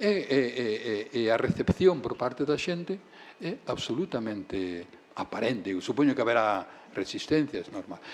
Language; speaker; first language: Galician; native; Galician